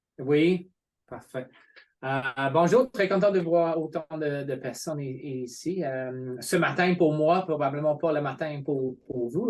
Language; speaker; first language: French; non-native, fluent; English